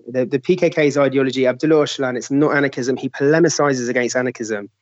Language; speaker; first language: English; native; English